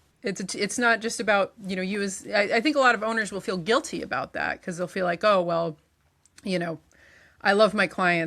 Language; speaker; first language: English; native; English